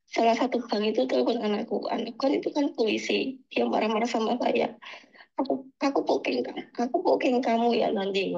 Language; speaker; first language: Indonesian; native; Indonesian